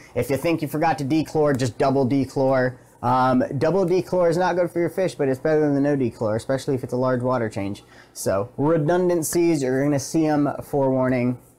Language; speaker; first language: English; native; English